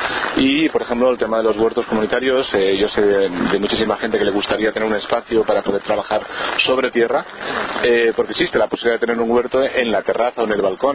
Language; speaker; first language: Spanish; native; Spanish